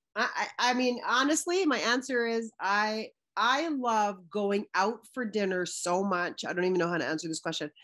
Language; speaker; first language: English; native; English